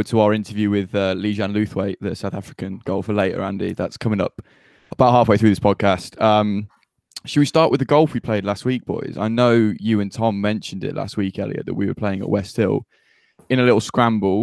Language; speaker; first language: English; native; English